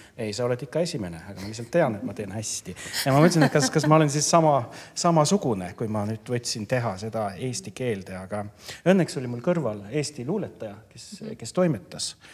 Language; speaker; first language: Estonian; non-native, fluent; Norwegian